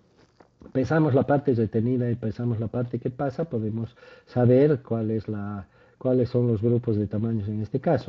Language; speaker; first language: Spanish; native; Spanish